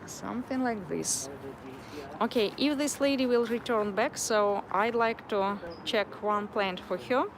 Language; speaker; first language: English; non-native, fluent; Russian